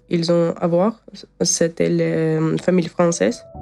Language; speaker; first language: French; non-native, learner; Ukrainian